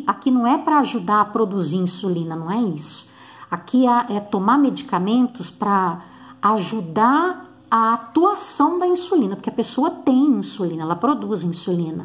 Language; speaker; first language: Portuguese; native; Portuguese